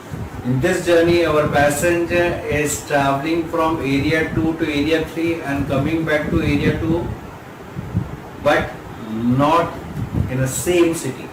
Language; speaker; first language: English; non-native, local second language; Hindi